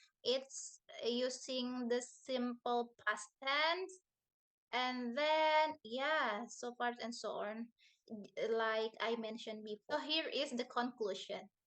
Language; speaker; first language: English; non-native, learner; Indonesian